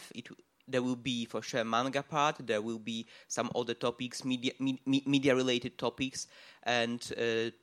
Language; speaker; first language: English; non-native, fluent; Polish